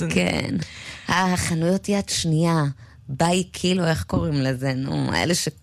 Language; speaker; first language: Hebrew; native; Hebrew